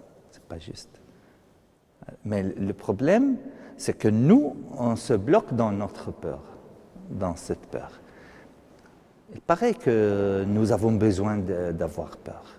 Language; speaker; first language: French; non-native, fluent; Arabic